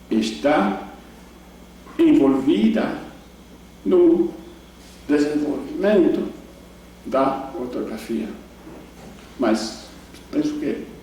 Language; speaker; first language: Portuguese; non-native, fluent; English